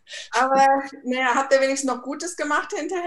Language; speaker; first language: German; native; German